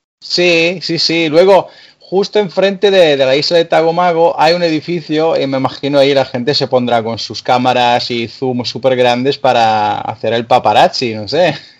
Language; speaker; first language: Spanish; non-native, fluent; Italian